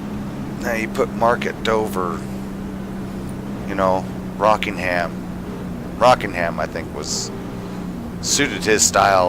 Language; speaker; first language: English; native; English